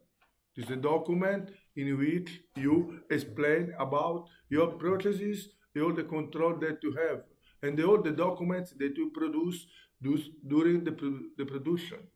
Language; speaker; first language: English; non-native, learner; Italian